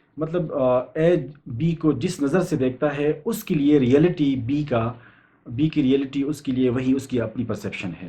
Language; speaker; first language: Urdu; non-native, local second language; Pashto